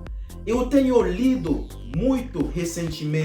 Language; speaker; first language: Portuguese; non-native, fluent; Haitian Creole